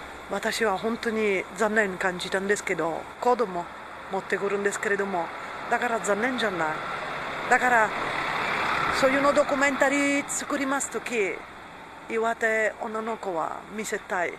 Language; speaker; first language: Japanese; non-native, learner; Italian